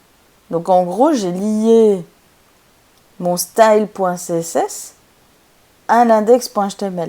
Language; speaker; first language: French; native; French